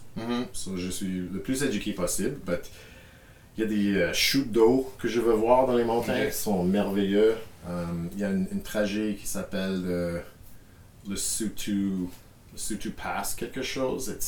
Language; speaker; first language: French; non-native, fluent; English